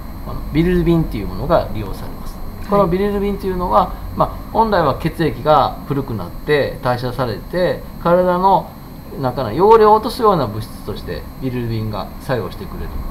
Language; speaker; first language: Japanese; native; Japanese